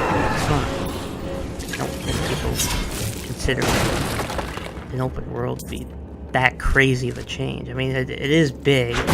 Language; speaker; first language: English; native; English